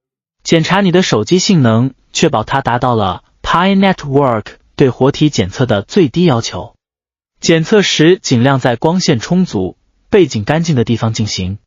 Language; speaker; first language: Chinese; native; Chinese